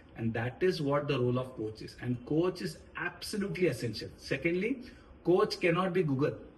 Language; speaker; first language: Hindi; non-native, local second language; Marathi